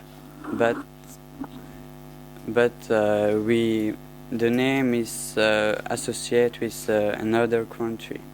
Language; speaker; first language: English; non-native, learner; French